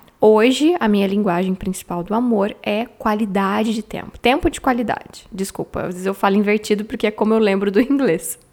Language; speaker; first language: Portuguese; native; Portuguese